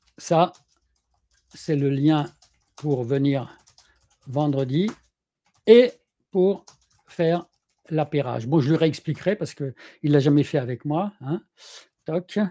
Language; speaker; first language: French; native; French